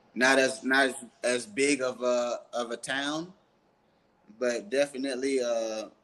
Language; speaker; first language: English; early bilingual, other home language; French